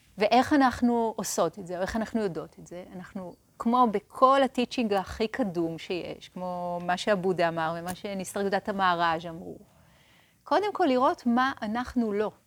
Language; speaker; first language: Hebrew; native; Hebrew